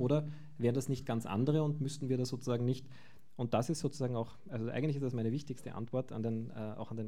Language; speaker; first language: German; native; German